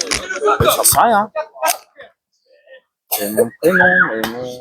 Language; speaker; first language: French; native; French